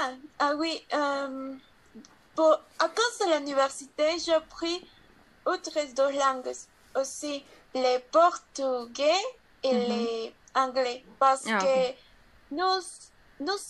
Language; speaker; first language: French; non-native, learner; Spanish